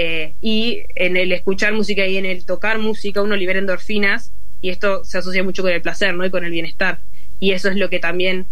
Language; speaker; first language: Spanish; native; Spanish